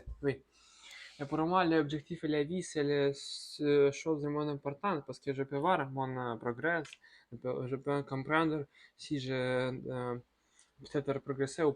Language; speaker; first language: French; non-native, learner; Russian